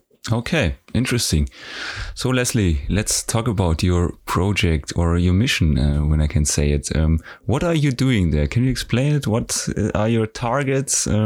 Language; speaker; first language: English; non-native, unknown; German